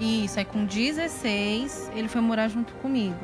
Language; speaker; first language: Portuguese; native; Portuguese